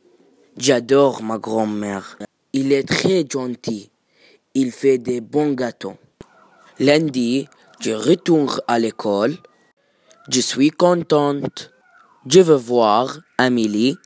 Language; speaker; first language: French; non-native, learner; Arabic